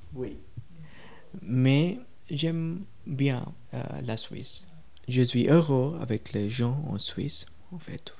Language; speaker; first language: French; non-native, learner; Tamil